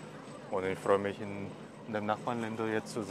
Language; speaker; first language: German; non-native, fluent; Korean